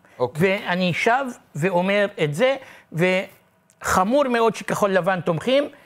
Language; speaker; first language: Hebrew; non-native, local second language; Arabic